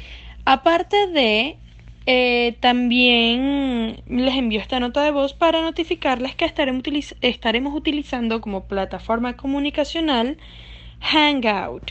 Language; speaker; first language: Spanish; native; Spanish